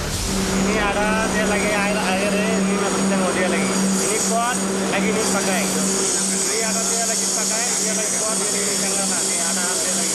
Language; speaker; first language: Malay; non-native, learner; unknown